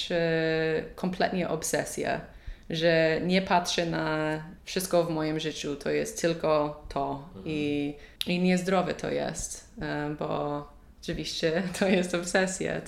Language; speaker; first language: Polish; non-native, learner; English